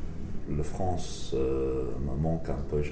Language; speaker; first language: French; non-native, learner; English